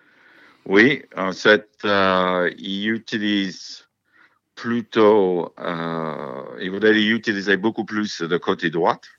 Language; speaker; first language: French; non-native, fluent; English